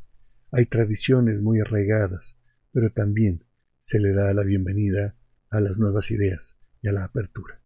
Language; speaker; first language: Spanish; native; Spanish